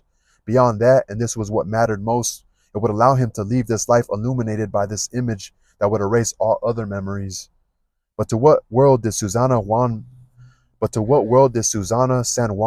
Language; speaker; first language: English; native; English